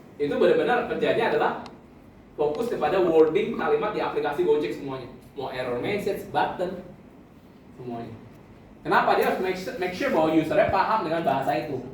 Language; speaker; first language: Indonesian; native; Indonesian